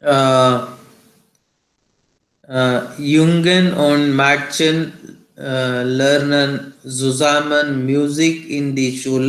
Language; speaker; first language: German; non-native, learner; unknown